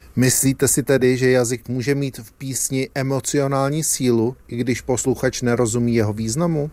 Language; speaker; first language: Czech; native; Czech